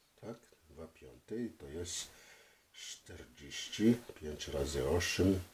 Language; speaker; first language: Polish; non-native, fluent; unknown